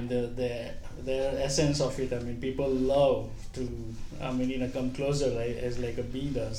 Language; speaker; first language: English; non-native, local second language; Gujarati